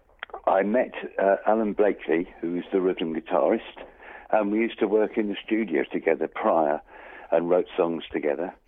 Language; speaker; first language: English; native; English